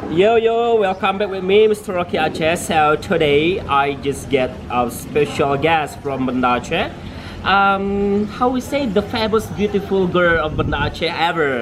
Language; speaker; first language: English; non-native, fluent; Indonesian